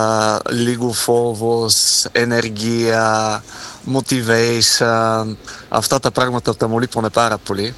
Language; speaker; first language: Greek; non-native, fluent; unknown